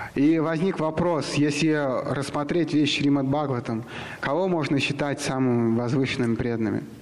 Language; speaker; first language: Russian; native; Russian